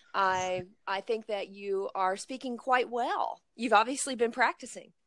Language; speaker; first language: English; native; English